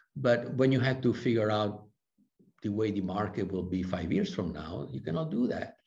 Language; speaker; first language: English; non-native, fluent; Italian